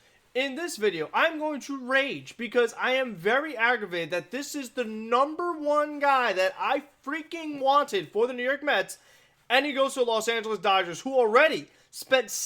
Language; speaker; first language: English; native; English